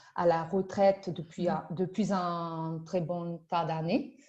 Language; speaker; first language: French; non-native, fluent; Spanish